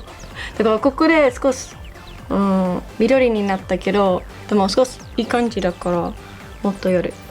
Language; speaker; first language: Japanese; non-native, learner; English